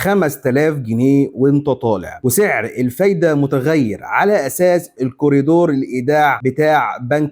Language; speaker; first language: Arabic; native; Arabic